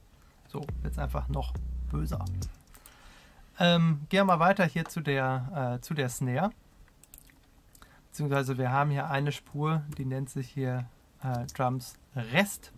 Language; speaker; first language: German; native; German